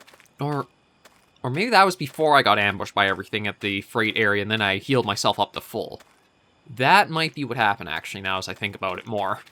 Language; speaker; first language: English; native; English